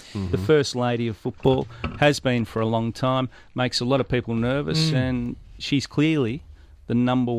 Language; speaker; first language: English; native; English